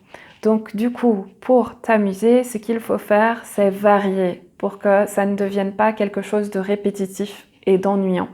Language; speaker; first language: French; native; French